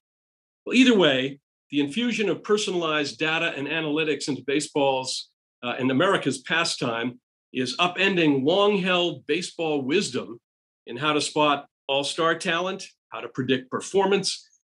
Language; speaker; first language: English; native; English